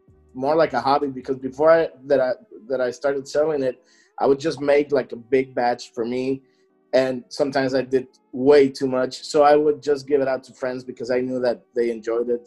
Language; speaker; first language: English; native; English